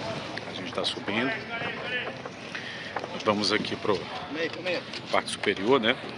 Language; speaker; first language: Portuguese; native; Portuguese